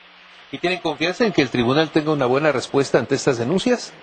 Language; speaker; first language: Spanish; native; Spanish